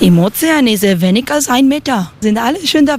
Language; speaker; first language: German; non-native, learner; Spanish